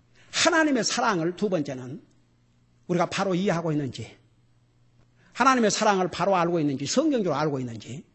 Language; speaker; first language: Korean; native; Korean